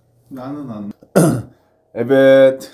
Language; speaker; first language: Turkish; non-native, learner; Korean